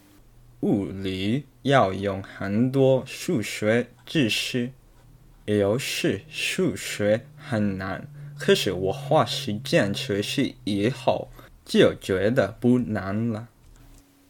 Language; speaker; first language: Chinese; non-native, learner; English